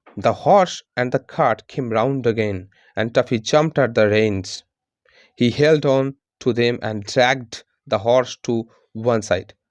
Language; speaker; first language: English; non-native, local second language; Bangla